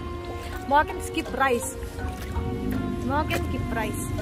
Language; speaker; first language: German; non-native, learner; Filipino